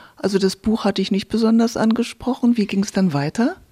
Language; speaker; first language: German; native; German